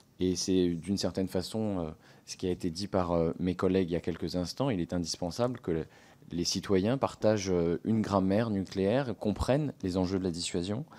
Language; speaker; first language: French; native; French